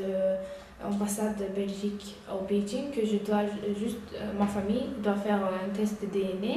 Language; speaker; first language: French; non-native, learner; Uyghur